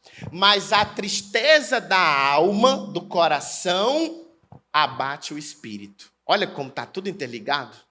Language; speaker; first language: Portuguese; native; Portuguese